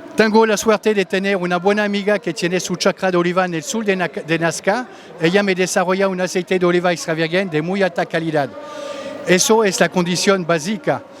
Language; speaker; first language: Spanish; non-native, fluent; French